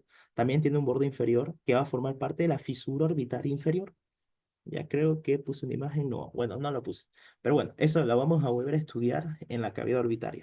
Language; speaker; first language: Spanish; native; Spanish